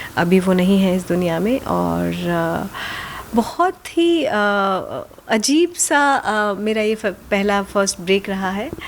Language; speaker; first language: Hindi; non-native, local second language; Gujarati